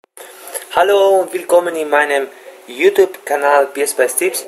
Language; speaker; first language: German; non-native, fluent; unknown